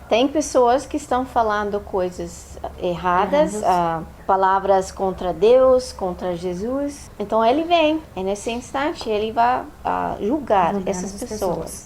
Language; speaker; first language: Portuguese; non-native, fluent; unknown